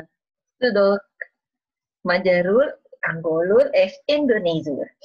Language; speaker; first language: Hungarian; non-native, learner; Indonesian